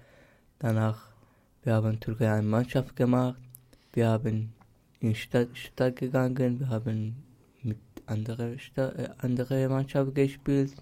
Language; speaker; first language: German; non-native, learner; Turkish